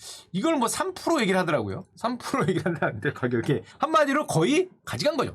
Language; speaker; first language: Korean; native; Korean